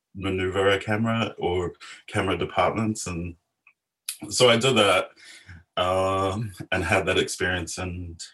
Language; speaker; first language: English; native; English